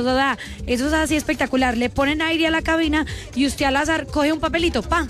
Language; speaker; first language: Spanish; native; Spanish